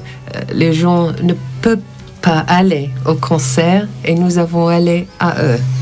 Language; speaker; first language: French; non-native, learner; English